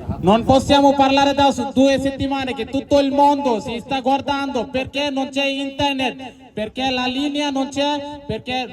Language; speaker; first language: Italian; non-native, learner; Bangla